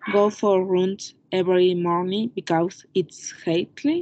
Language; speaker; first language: English; non-native, learner; Spanish